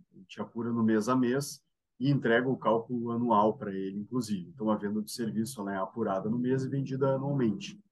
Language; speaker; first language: Portuguese; native; Portuguese